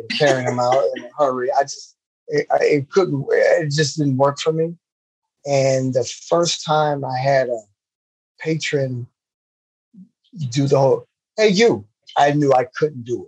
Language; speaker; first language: English; native; English